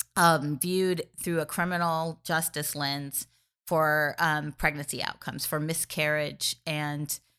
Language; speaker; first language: English; native; English